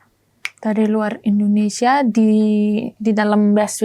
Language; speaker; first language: Indonesian; non-native, learner; German